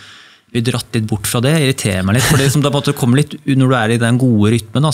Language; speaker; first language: Norwegian; native; Norwegian